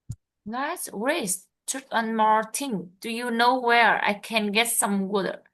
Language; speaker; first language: English; non-native, learner; Vietnamese